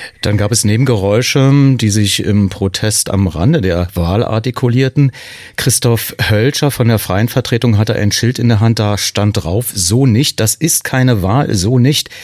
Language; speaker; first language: German; native; German